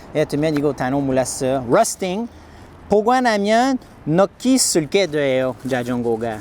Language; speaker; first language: Korean; non-native, learner; English